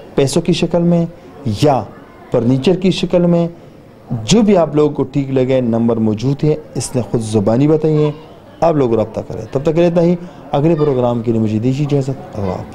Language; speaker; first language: Urdu; non-native, local second language; Punjabi